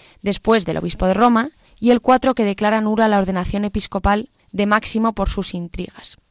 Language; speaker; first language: Spanish; native; Spanish